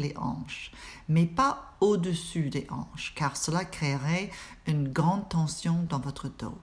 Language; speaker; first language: French; non-native, fluent; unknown